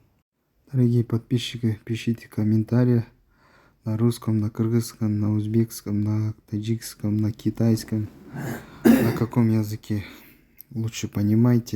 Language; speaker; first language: Russian; non-native, local second language; Kyrgyz